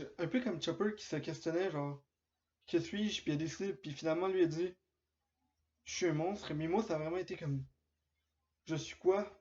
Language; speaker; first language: French; early bilingual, other home language; Spanish